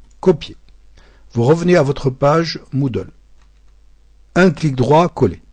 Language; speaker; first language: French; native; French